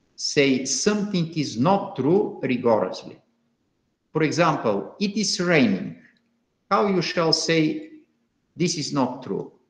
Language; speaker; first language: English; non-native, fluent; Bulgarian